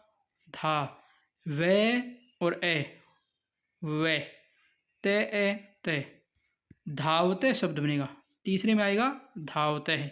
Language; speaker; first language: Hindi; native; Hindi